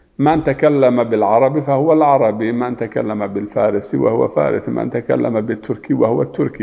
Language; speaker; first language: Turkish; non-native, local second language; Zaza